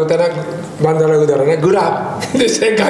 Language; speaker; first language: Indonesian; non-native, fluent; Japanese